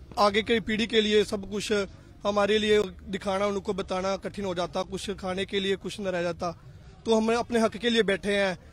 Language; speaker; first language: Hindi; non-native, local second language; Punjabi